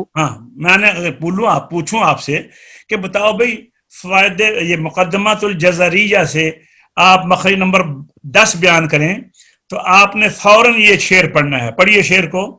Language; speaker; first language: Urdu; non-native, local second language; Punjabi